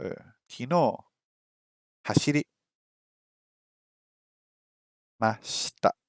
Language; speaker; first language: Japanese; non-native, learner; English